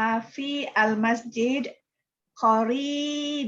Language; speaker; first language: Arabic; non-native, learner; Malay